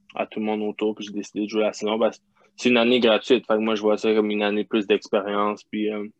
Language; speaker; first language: French; native; French